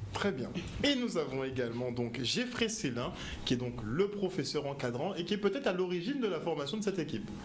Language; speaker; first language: French; native; French